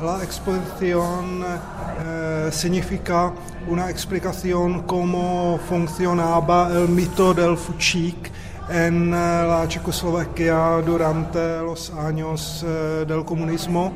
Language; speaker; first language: Spanish; non-native, fluent; Czech